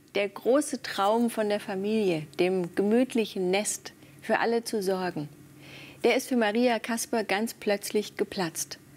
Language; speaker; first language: German; native; German